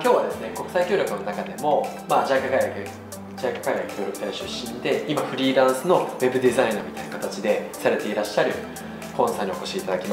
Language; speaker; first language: Japanese; native; Japanese